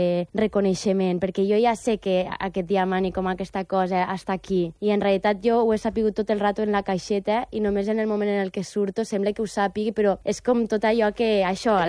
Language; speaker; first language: Catalan; native; Catalan